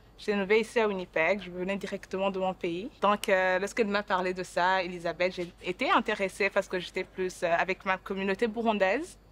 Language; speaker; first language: French; non-native, local second language; Rundi